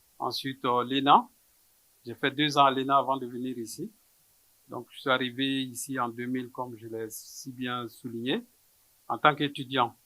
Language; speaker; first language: French; non-native, local second language; Bambara